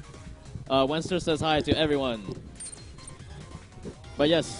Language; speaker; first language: English; native; English